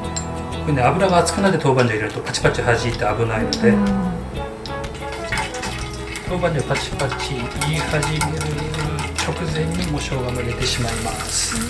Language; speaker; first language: Japanese; native; Japanese